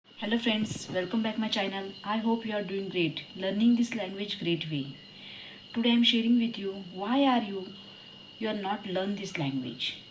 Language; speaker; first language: English; non-native, learner; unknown